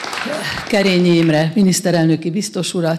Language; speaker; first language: Hungarian; native; Hungarian